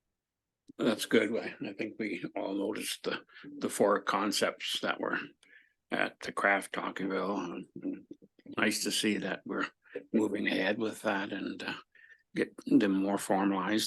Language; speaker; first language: English; native; English